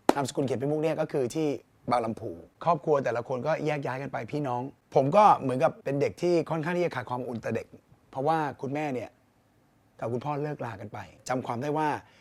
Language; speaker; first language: Thai; native; Thai